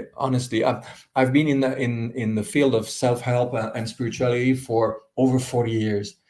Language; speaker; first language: English; non-native, fluent; French